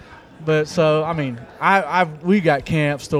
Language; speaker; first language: English; native; English